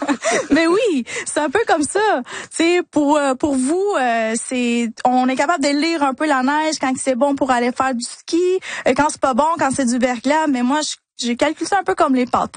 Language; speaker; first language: French; early bilingual, other home language; Spanish